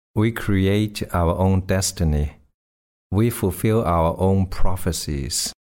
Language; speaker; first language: English; non-native, local second language; Cantonese